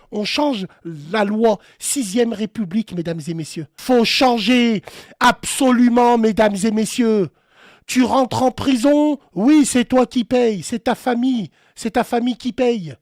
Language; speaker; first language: French; native; French